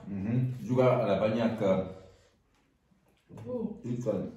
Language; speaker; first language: Indonesian; non-native, learner; French